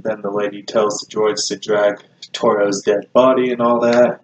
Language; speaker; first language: English; native; English